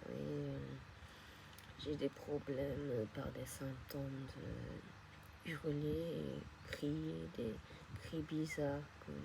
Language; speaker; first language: French; non-native, fluent; Japanese